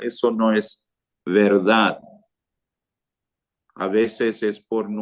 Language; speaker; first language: Spanish; non-native, fluent; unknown